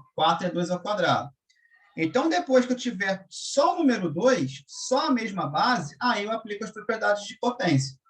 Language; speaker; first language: Portuguese; native; Portuguese